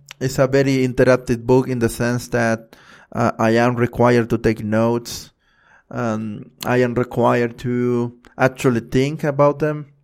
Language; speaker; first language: English; non-native, fluent; Spanish